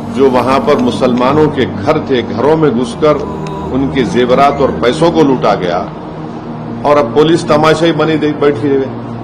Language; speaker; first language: Hindi; native; Hindi